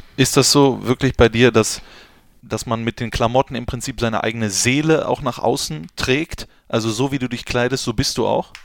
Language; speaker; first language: German; native; German